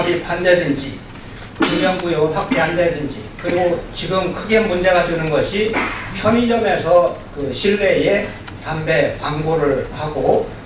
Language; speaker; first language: Korean; native; Korean